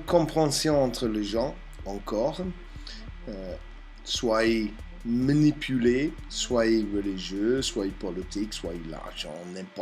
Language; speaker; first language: French; non-native, fluent; English